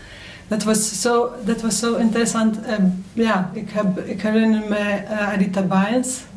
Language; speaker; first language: Dutch; non-native, learner; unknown